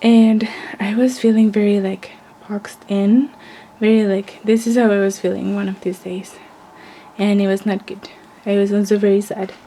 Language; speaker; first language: English; non-native, fluent; Spanish